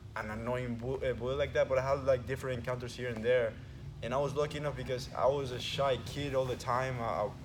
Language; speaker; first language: English; early bilingual, other home language; Spanish